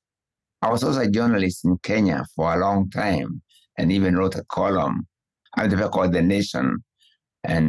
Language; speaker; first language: English; non-native, local second language; Kikuyu